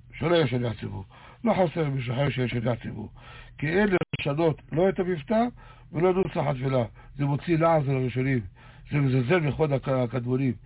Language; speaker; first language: Hebrew; native; Hebrew